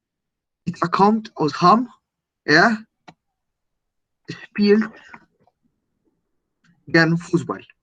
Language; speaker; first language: German; non-native, learner; Spanish